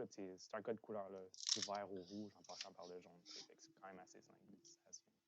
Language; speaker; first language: French; native; French